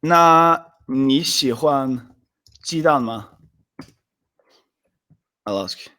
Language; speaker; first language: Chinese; non-native, fluent; Swedish